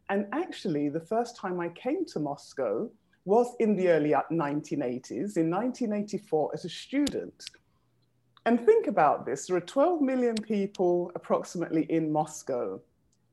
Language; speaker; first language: English; native; English